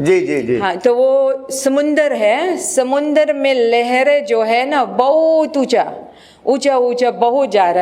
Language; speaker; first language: Hindi; non-native, local second language; Marathi